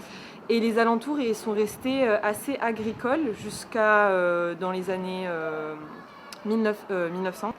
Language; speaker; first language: French; native; French